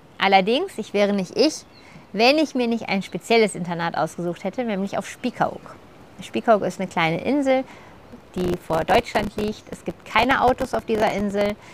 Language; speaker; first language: German; native; German